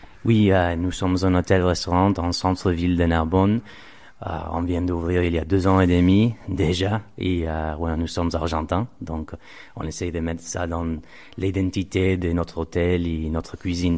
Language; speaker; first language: French; non-native, fluent; Spanish